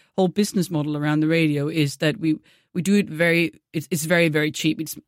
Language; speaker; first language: English; non-native, fluent; Danish